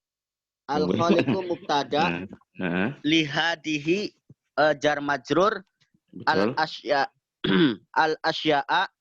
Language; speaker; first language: Arabic; non-native, learner; Indonesian